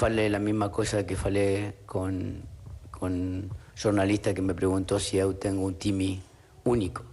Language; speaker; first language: Portuguese; non-native, learner; Spanish